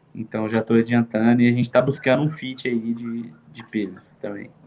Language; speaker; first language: Portuguese; native; Portuguese